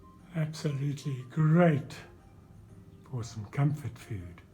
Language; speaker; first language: English; native; English